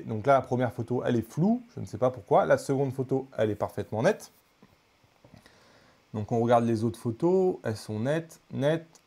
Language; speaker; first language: French; native; French